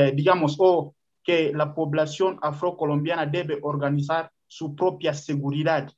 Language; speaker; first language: Spanish; non-native, fluent; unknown